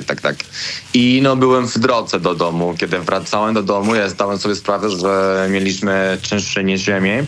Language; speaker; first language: Polish; non-native, learner; Spanish